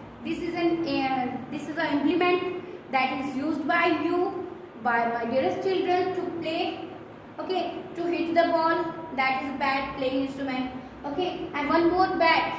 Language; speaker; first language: English; non-native, local second language; Hindi